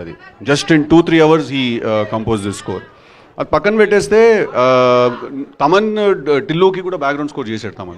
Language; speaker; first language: Telugu; native; Telugu